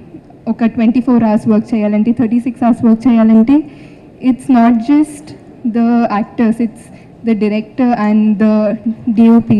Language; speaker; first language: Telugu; non-native, fluent; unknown